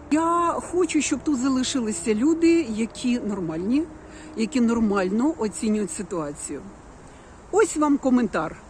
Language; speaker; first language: Ukrainian; non-native, local second language; Russian